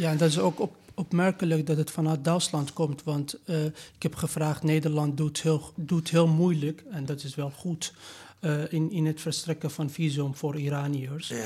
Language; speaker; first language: Dutch; non-native, learner; Persian